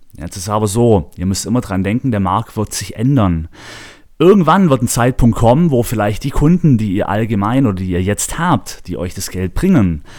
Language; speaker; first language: German; native; German